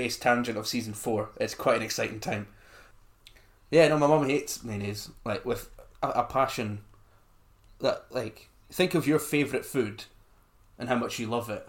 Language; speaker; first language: English; native; English